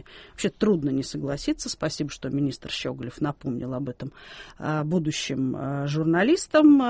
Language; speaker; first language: Russian; native; Russian